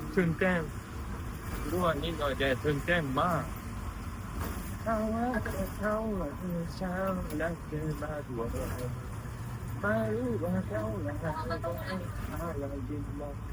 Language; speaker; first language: Thai; non-native, learner; Japanese